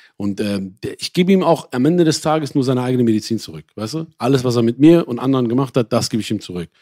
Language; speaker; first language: German; early bilingual, other home language; Persian